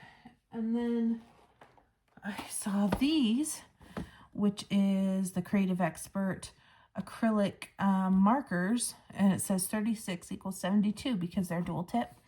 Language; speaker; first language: English; native; English